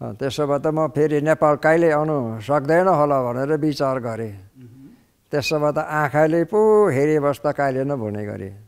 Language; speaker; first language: Nepali; non-native, fluent; English